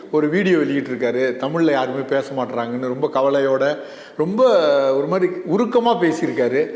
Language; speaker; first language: Tamil; native; Tamil